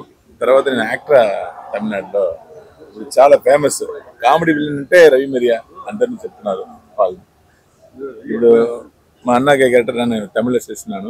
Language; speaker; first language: Telugu; non-native, learner; Tamil